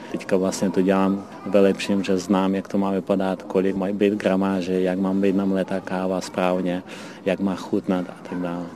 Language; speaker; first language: Czech; non-native, fluent; Ukrainian